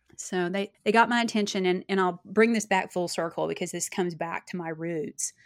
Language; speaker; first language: English; native; English